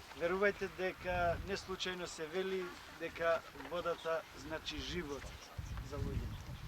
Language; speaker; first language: Macedonian; non-native, local second language; Albanian